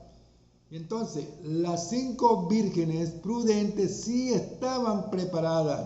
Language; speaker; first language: Spanish; native; Spanish